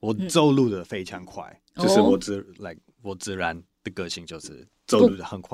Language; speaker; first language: Chinese; non-native, fluent; English